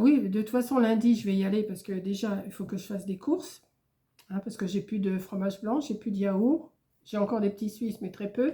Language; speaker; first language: French; native; French